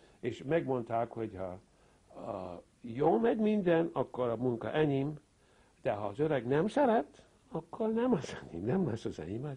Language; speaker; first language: Hungarian; early bilingual, heritage; Hungarian